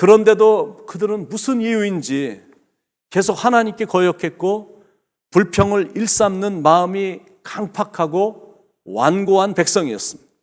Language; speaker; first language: Korean; native; Korean